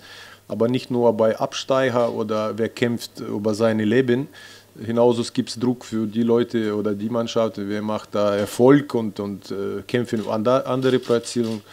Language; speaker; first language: German; non-native, fluent; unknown